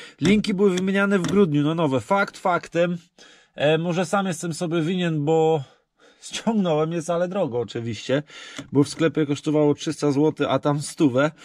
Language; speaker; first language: Polish; native; Polish